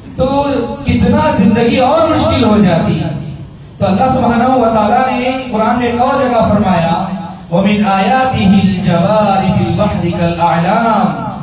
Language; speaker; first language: Urdu; native; Urdu